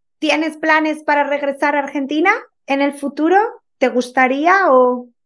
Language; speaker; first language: Spanish; native; Spanish